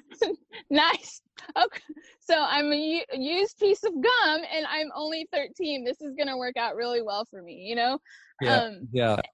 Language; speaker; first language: English; early bilingual, other home language; Spanish